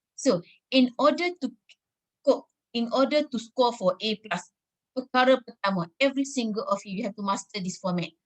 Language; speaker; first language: English; non-native, local second language; Malay